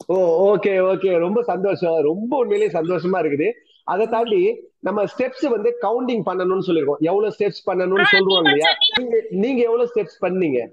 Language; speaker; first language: Tamil; native; Tamil